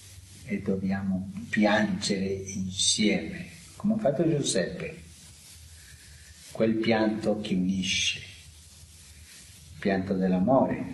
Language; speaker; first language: Italian; non-native, fluent; Spanish